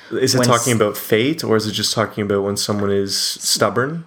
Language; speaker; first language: English; native; English